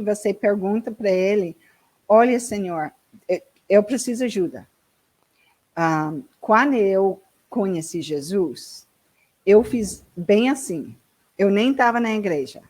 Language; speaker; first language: Portuguese; non-native, learner; English